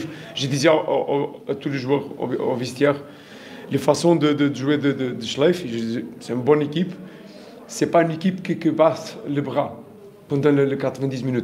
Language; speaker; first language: French; non-native, learner; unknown